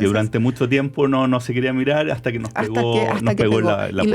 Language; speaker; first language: Spanish; native; Spanish